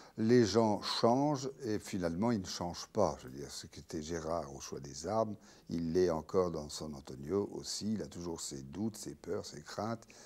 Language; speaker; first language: French; native; French